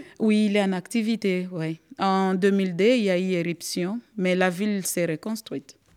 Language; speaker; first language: French; non-native, local second language; Swahili